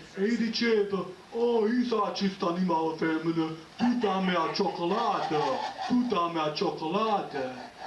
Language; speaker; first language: Italian; early bilingual, other home language; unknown